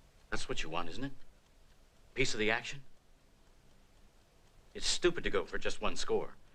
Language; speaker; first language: English; early bilingual, other home language; Spanish